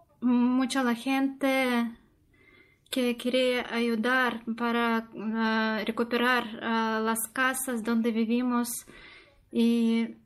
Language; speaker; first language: Spanish; non-native, learner; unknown